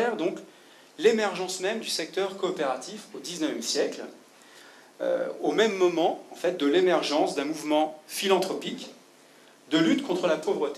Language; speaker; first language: French; native; French